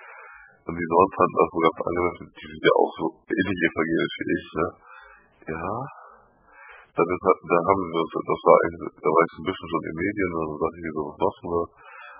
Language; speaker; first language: German; native; German